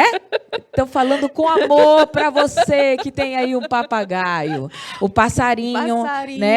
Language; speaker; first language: Portuguese; native; Portuguese